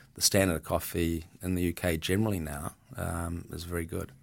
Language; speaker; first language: English; native; English